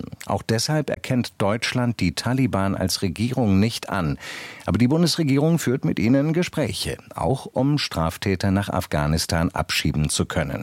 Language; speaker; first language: German; native; German